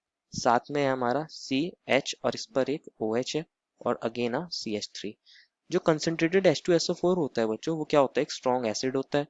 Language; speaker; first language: Hindi; native; Hindi